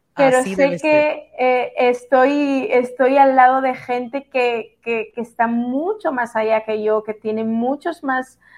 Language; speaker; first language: Spanish; native; Spanish